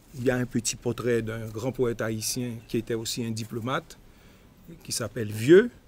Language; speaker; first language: French; non-native, local second language; Haitian Creole